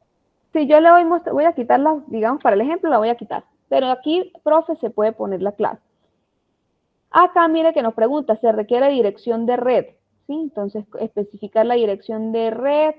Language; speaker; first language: Spanish; native; Spanish